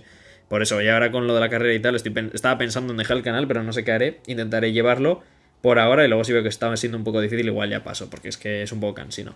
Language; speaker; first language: Spanish; native; Spanish